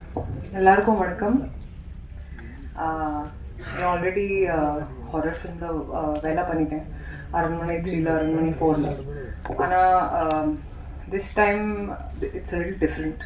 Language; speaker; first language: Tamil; non-native, local second language; Hindi